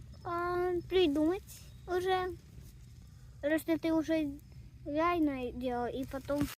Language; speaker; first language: Russian; early bilingual, heritage; Russian